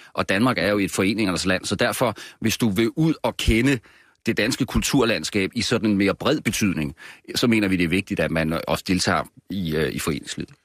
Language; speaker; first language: Danish; native; Danish